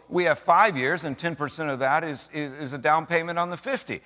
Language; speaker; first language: English; native; English